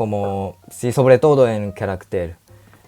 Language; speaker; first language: Spanish; non-native, fluent; Japanese